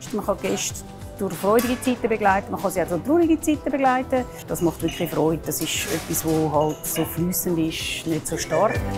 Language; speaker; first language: German; native; German